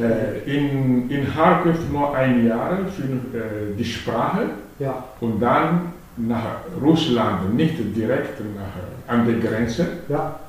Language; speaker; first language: German; non-native, fluent; Malagasy